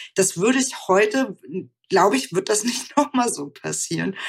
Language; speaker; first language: German; native; German